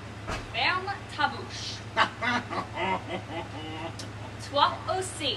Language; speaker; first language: French; non-native, learner; English